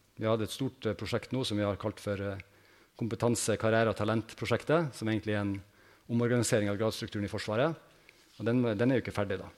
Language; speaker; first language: Norwegian; native; Norwegian